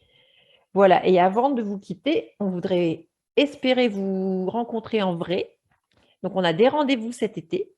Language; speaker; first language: French; native; French